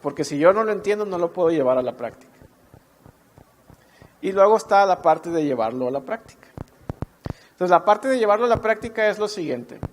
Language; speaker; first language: Spanish; native; Spanish